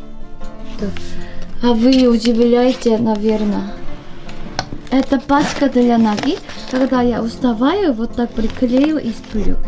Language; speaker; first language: Russian; non-native, learner; Korean